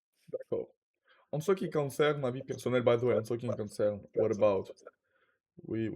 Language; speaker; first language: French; non-native, learner; Russian